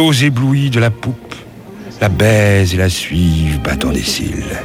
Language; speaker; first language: French; native; French